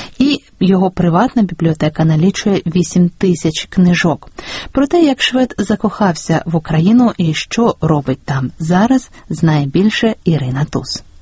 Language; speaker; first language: Ukrainian; native; Ukrainian